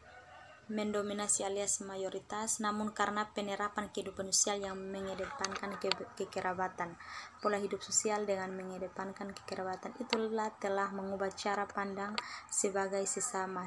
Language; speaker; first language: Indonesian; native; Indonesian